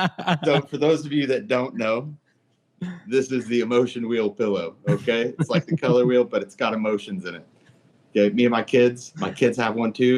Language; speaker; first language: English; native; English